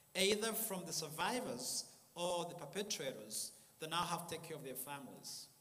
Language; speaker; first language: English; non-native, local second language; Kinyarwanda